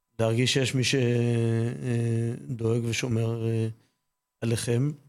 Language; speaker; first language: Hebrew; native; Hebrew